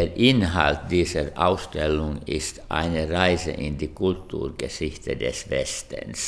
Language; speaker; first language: German; non-native, fluent; Finnish